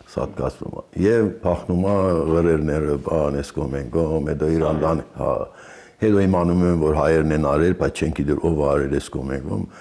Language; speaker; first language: Armenian; early bilingual, heritage; Arabic